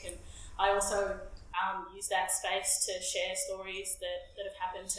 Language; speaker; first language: English; native; English